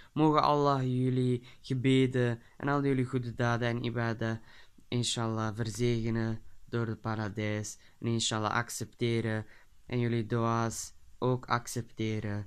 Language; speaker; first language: Dutch; early bilingual, other home language; Turkish